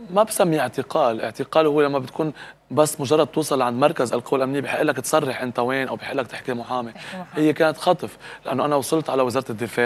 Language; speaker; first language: Arabic; native; Arabic